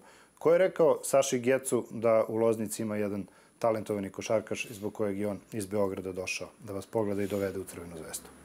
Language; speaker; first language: Serbian; native; Serbian